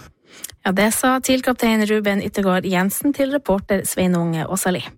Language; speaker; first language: Norwegian; native; Norwegian